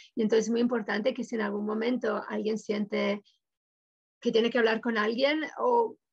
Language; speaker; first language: Spanish; native; Spanish